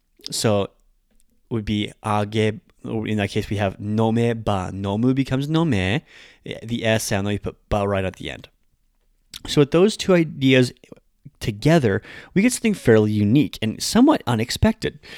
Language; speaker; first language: English; native; English